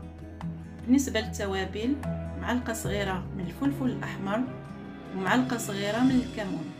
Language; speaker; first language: Arabic; native; Arabic